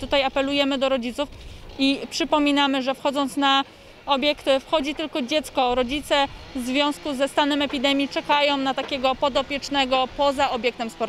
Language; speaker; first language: Polish; native; Polish